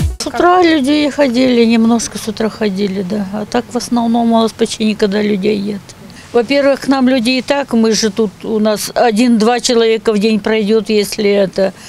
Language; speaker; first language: Russian; native; Russian